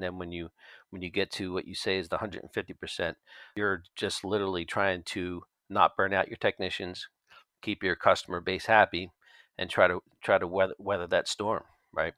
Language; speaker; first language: English; native; English